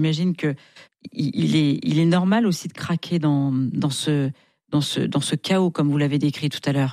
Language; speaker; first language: French; native; French